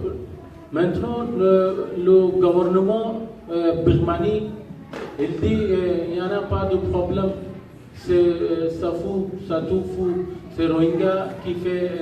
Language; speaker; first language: French; non-native, learner; Rohingya